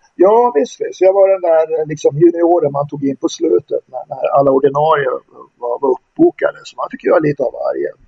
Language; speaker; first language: Swedish; native; Swedish